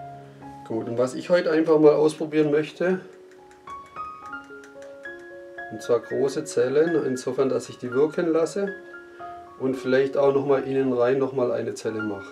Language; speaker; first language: German; native; German